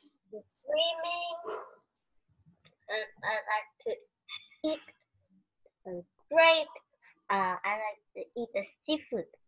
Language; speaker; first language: English; non-native, learner; Vietnamese